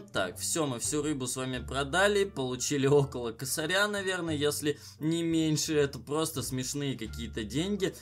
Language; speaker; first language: Russian; native; Russian